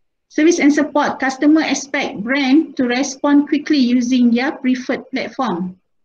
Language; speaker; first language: English; non-native, local second language; Malay